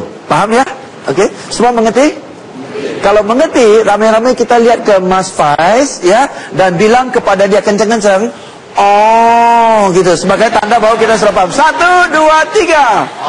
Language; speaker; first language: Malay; non-native, local second language; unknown